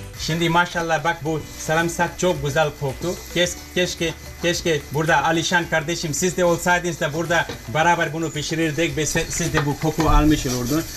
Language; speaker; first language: Turkish; non-native, learner; English